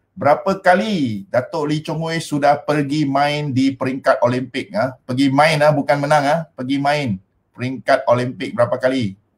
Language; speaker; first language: Malay; non-native, local second language; Min Nan Chinese